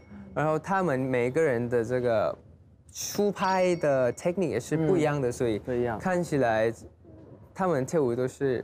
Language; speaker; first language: Chinese; non-native, learner; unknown